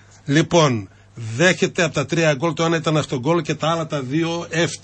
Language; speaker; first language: Greek; native; Greek